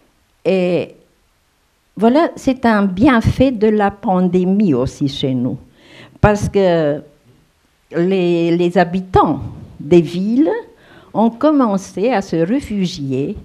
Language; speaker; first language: French; non-native, fluent; Romanian